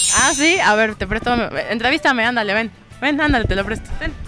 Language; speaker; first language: Spanish; native; Spanish